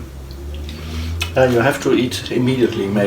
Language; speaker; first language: English; non-native, learner; Dutch